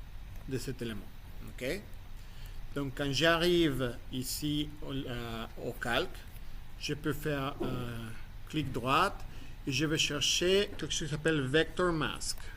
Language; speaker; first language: French; non-native, fluent; Spanish